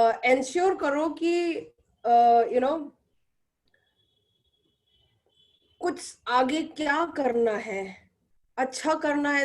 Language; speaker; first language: Hindi; non-native, local second language; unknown